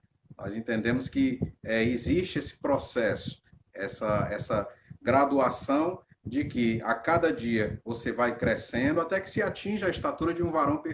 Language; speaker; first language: Portuguese; native; Portuguese